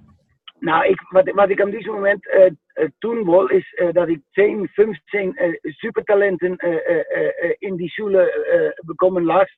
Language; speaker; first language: German; non-native, fluent; Dutch